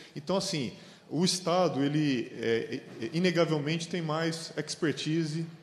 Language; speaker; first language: Portuguese; native; Portuguese